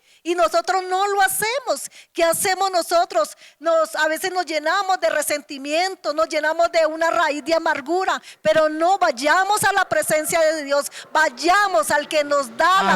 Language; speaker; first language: Spanish; native; Spanish